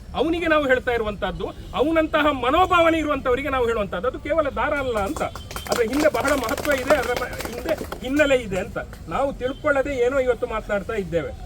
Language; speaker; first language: Kannada; native; Kannada